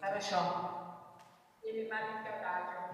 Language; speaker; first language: Russian; non-native, fluent; Italian